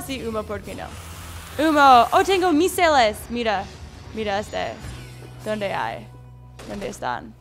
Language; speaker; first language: Spanish; non-native, learner; English